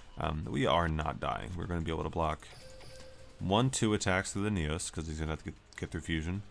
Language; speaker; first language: English; native; English